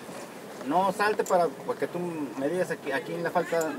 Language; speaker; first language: Spanish; native; Spanish